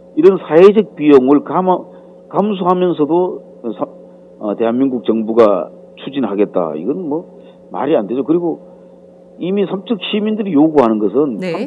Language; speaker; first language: Korean; native; Korean